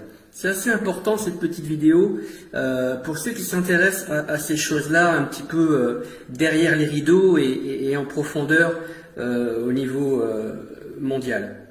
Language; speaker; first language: French; native; French